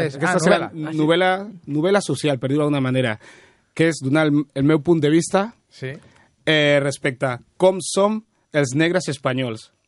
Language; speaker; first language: Catalan; early bilingual, other home language; Spanish